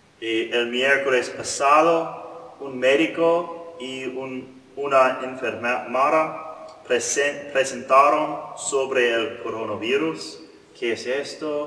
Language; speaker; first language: Spanish; non-native, learner; English